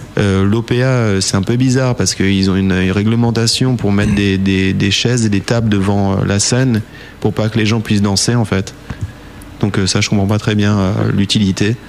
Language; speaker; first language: French; early bilingual, heritage; French